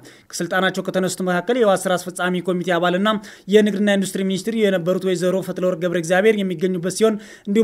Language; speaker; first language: Amharic; native; Amharic